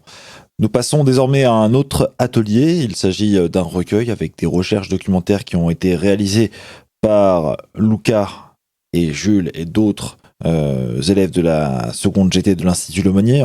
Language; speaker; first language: French; native; French